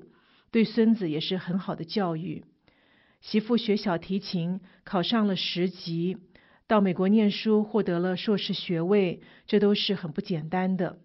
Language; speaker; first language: Chinese; native; Chinese